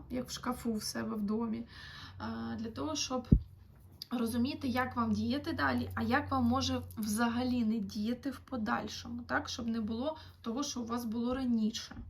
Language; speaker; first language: Ukrainian; non-native, local second language; Russian